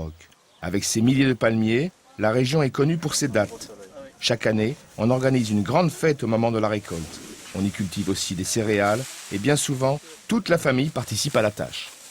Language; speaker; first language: French; native; French